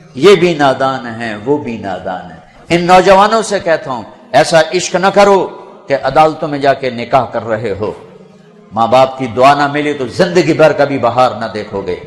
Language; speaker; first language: Urdu; non-native, local second language; Punjabi